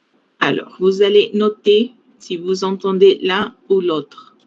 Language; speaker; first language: French; non-native, fluent; Spanish